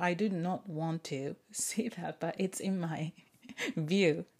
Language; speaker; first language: English; non-native, fluent; Japanese